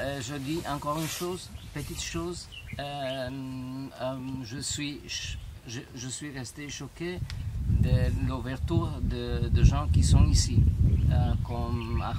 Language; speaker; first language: French; non-native, fluent; Italian